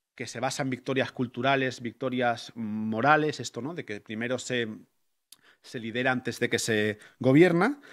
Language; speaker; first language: Spanish; native; Spanish